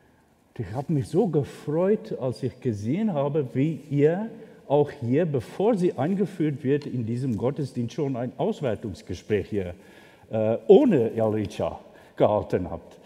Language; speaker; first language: German; non-native, fluent; Afrikaans